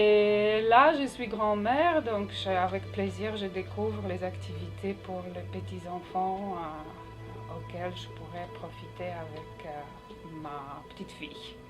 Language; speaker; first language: French; non-native, fluent; Polish